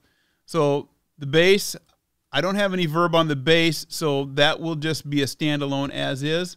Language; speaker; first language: English; native; English